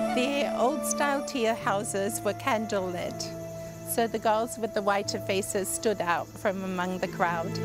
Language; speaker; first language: English; native; English